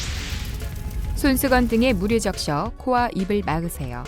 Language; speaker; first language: Korean; non-native, fluent; Vietnamese